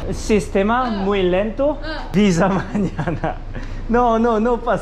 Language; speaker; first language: Spanish; non-native, learner; Korean